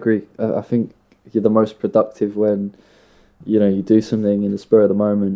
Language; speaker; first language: English; native; English